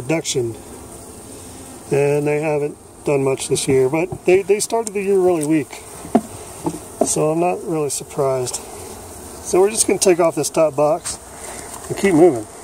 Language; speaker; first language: English; native; English